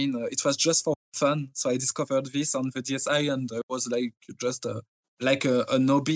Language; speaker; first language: English; non-native, fluent; French